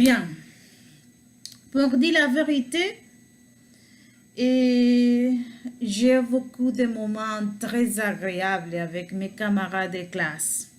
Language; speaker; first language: French; non-native, learner; Spanish